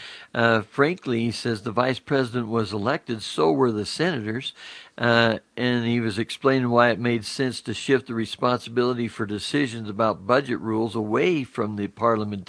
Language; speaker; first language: English; native; English